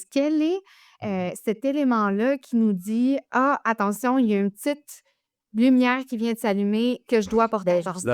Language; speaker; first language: French; native; French